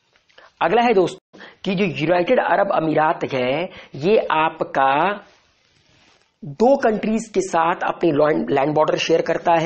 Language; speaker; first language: Hindi; native; Hindi